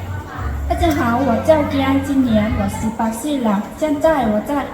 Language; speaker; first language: Chinese; non-native, learner; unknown